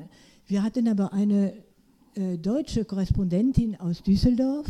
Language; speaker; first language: German; non-native, fluent; French